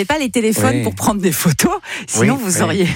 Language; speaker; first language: French; native; French